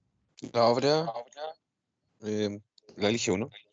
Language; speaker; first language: Spanish; native; Spanish